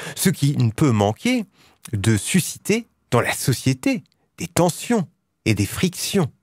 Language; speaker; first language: French; native; French